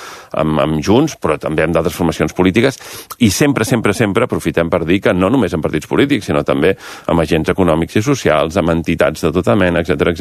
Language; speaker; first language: Catalan; native; Catalan